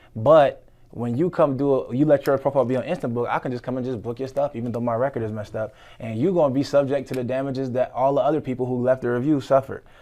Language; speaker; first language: English; native; English